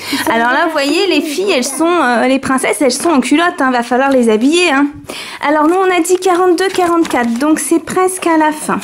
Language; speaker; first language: French; native; French